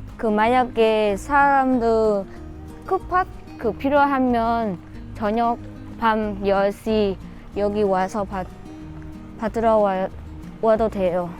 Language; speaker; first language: Korean; non-native, learner; Vietnamese